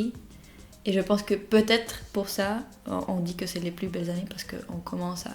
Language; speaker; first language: French; non-native, fluent; Spanish